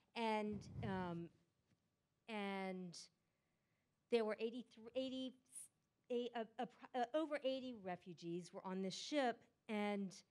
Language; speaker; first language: English; native; English